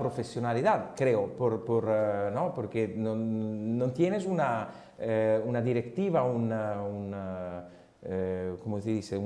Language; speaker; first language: Spanish; non-native, learner; Italian